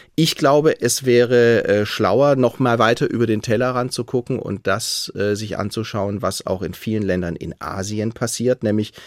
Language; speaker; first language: German; native; German